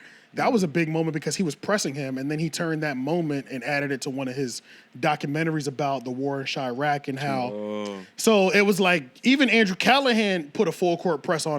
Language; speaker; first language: English; native; English